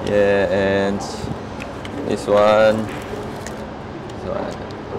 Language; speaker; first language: English; non-native, learner; Chinese